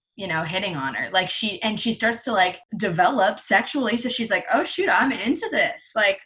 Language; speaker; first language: English; native; English